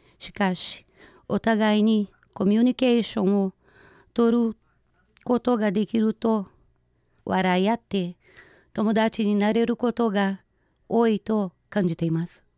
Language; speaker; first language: Japanese; non-native, fluent; Portuguese